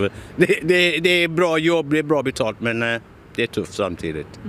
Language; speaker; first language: Swedish; non-native, fluent; English